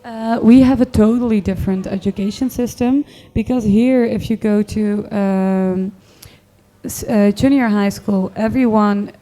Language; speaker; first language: English; non-native, fluent; Dutch